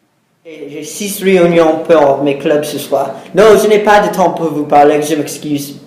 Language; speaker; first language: French; non-native, learner; English